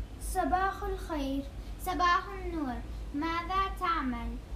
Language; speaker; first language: Arabic; non-native, learner; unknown